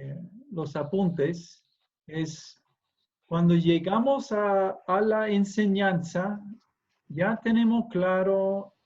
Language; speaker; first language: Spanish; non-native, fluent; English